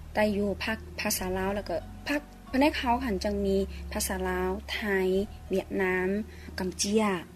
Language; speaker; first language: Lao; non-native, fluent; Chinese